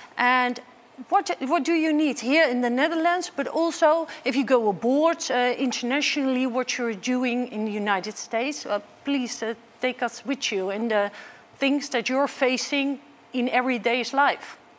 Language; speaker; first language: English; non-native, fluent; Dutch